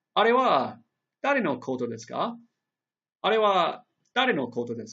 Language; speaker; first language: Japanese; non-native, fluent; English